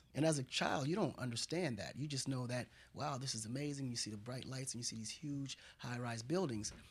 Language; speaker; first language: English; non-native, fluent; Wolof